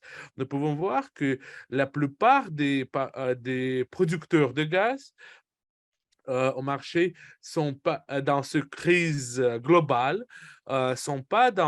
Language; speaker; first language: French; non-native, fluent; Russian